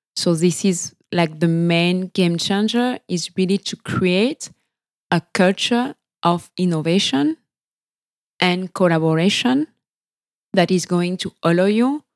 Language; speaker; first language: English; non-native, fluent; French